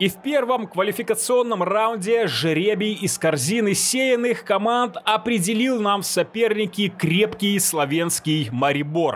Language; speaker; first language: Russian; native; Russian